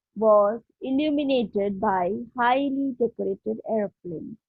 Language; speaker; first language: English; non-native, local second language; Hindi